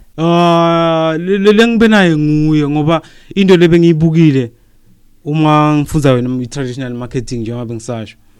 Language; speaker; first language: Zulu; non-native, local second language; Swati